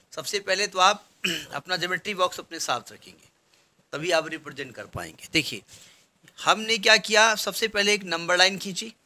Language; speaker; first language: Hindi; native; Hindi